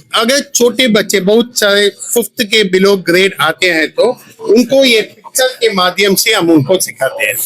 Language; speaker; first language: Hindi; non-native, local second language; Tamil